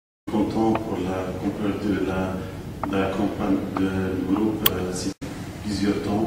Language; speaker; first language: French; non-native, local second language; Arabic